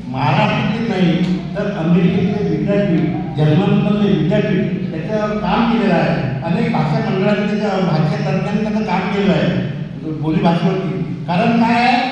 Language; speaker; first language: Marathi; non-native, local second language; Bhili